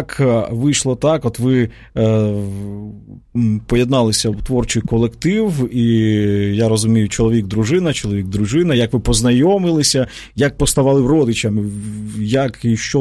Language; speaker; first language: Ukrainian; native; Ukrainian